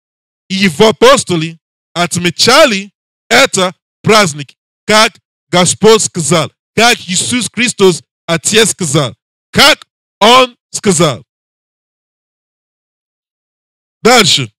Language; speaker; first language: Russian; non-native, learner; English